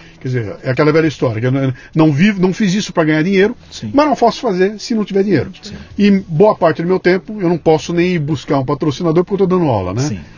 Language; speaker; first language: Portuguese; native; Portuguese